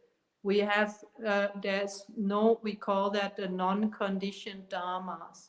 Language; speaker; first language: English; non-native, fluent; German